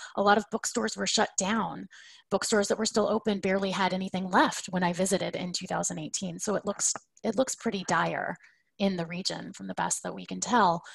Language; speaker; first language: English; native; English